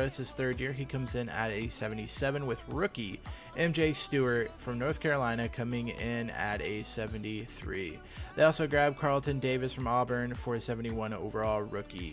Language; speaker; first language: English; native; English